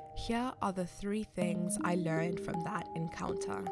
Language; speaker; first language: English; non-native, local second language; Shona